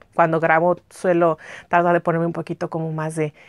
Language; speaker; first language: Spanish; native; Spanish